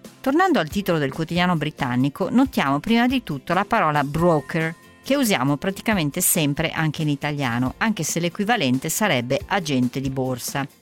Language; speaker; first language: Italian; native; Italian